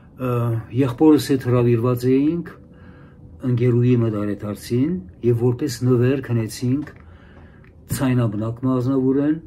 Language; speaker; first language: Armenian; early bilingual, heritage; Armenian